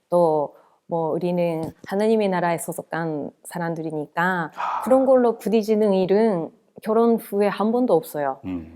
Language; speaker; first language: Korean; non-native, fluent; Japanese